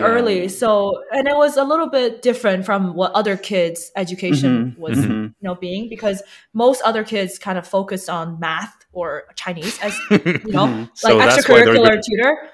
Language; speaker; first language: English; early bilingual, other home language; Chinese